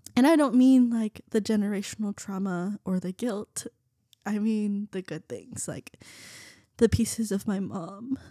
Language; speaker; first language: English; early bilingual, other home language; Vietnamese